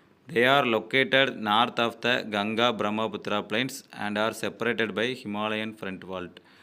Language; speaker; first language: English; non-native, local second language; Tamil